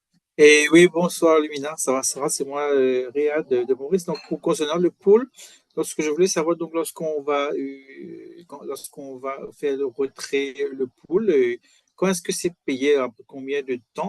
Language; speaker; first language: French; non-native, local second language; Morisyen